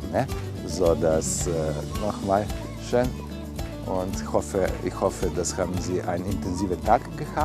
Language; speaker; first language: German; non-native, learner; Slovenian